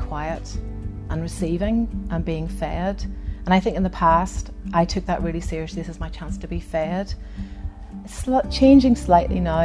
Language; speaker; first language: English; native; English